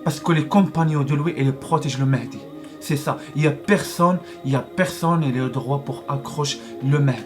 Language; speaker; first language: French; non-native, learner; Arabic